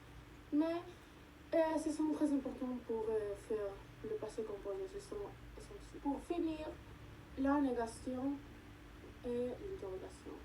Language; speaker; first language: French; non-native, learner; Spanish